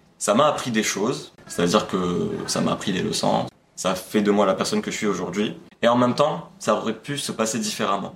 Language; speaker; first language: French; non-native, local second language; Arabic